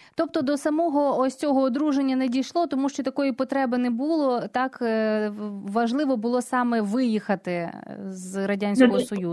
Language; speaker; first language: Ukrainian; native; Ukrainian